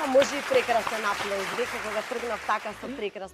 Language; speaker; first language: Macedonian; native; Macedonian